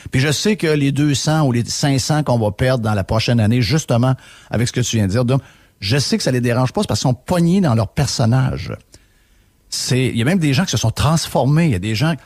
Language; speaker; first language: French; native; French